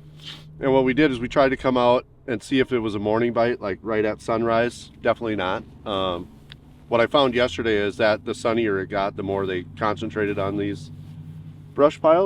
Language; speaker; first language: English; native; English